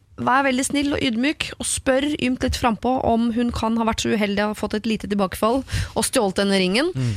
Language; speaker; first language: Norwegian; native; Norwegian